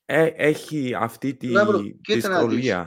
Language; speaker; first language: Greek; non-native, learner; English